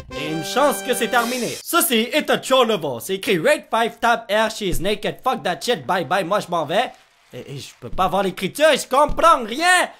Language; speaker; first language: French; native; French